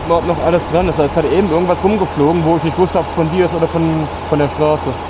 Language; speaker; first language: German; native; German